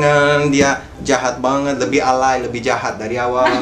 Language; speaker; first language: Indonesian; non-native, fluent; Portuguese